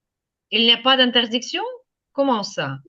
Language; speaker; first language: French; non-native, fluent; Ukrainian